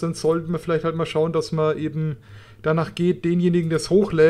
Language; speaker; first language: German; native; German